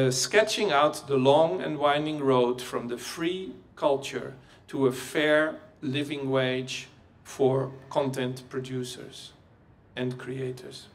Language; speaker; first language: English; non-native, fluent; Dutch